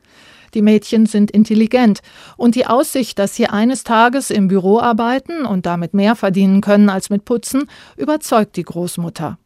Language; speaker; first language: German; native; German